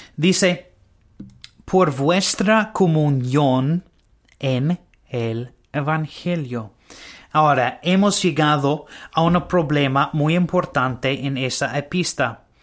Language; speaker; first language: Spanish; non-native, learner; English